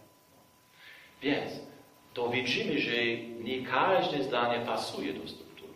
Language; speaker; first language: Polish; non-native, fluent; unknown